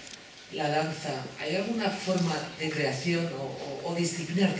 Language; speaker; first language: Spanish; native; Spanish